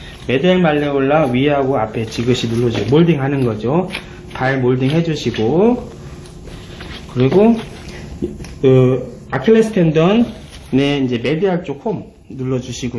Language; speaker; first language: Korean; native; Korean